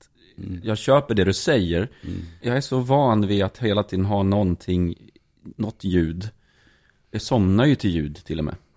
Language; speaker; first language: Swedish; native; Swedish